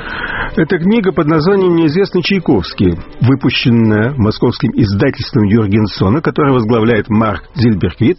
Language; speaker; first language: Russian; native; Russian